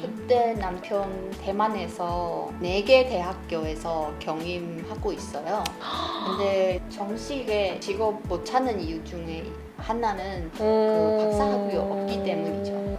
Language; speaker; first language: Korean; non-native, learner; Chinese